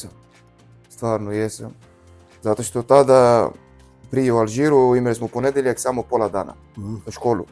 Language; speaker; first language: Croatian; non-native, learner; Arabic